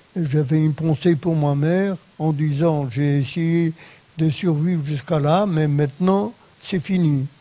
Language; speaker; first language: French; non-native, fluent; Polish